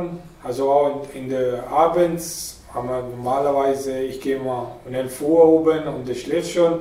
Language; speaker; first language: German; non-native, learner; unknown